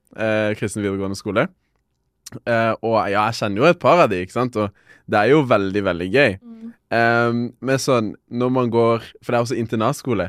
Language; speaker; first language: Norwegian; early bilingual, other home language; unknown